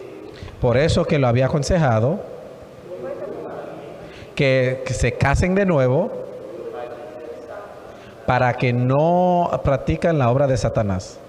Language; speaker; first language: Spanish; non-native, fluent; Haitian Creole